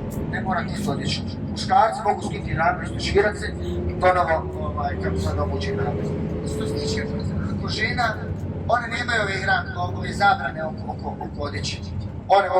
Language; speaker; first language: Bosnian; native; Bosnian